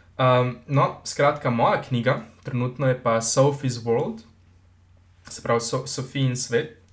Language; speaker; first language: Slovenian; native; Slovenian